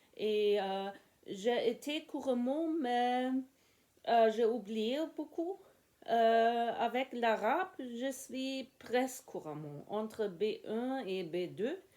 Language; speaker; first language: French; non-native, learner; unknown